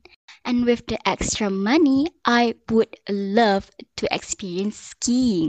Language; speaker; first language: English; non-native, local second language; Malay